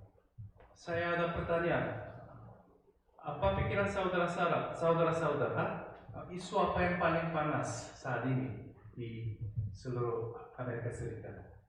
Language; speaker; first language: Indonesian; non-native, fluent; Korean